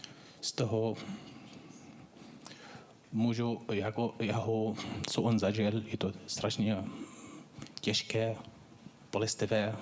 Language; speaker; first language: Czech; non-native, fluent; Arabic